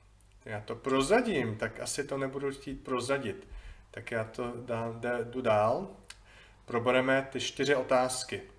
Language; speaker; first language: Czech; non-native, fluent; English